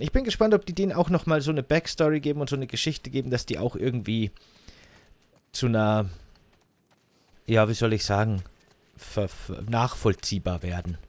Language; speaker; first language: German; native; German